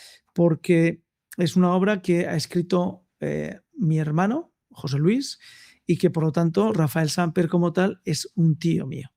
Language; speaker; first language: Spanish; native; Spanish